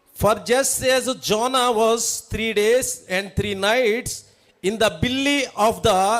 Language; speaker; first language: English; non-native, local second language; Telugu